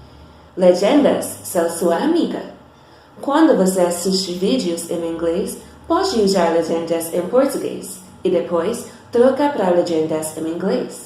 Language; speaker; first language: Portuguese; non-native, fluent; English